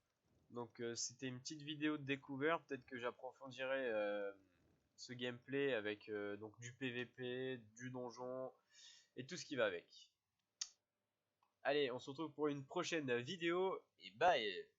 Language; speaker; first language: French; native; French